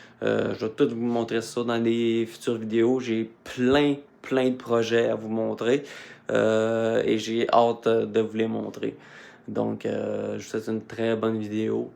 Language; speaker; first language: French; native; French